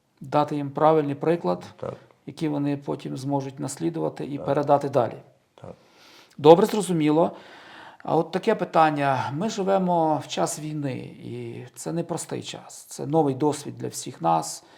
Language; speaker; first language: Ukrainian; native; Ukrainian